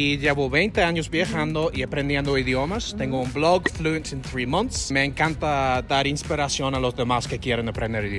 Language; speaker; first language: Spanish; non-native, fluent; English